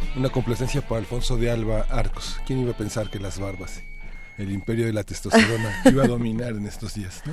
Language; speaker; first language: Spanish; native; Spanish